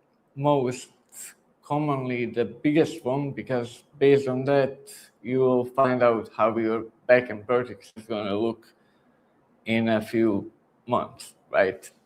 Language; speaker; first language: English; non-native, fluent; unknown